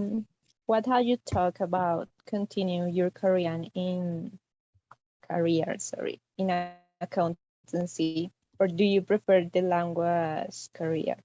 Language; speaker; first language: English; non-native, fluent; Spanish